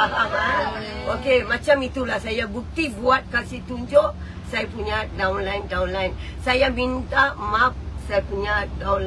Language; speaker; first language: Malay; non-native, local second language; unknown